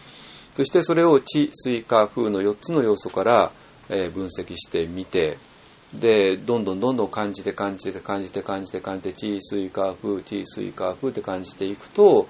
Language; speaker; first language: Japanese; native; Japanese